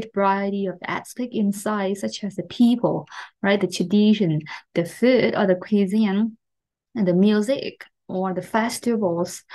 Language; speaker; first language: English; non-native, fluent; Vietnamese